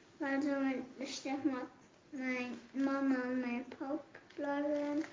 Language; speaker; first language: German; non-native, local second language; Luxembourgish